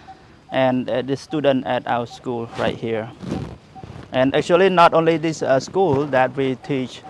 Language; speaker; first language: English; non-native, learner; Khmer